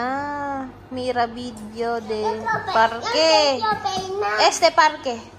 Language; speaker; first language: Spanish; non-native, learner; Filipino